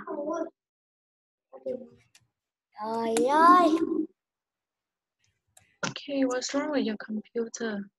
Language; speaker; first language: English; non-native, learner; Vietnamese